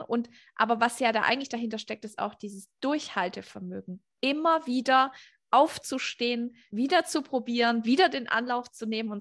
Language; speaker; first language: German; native; German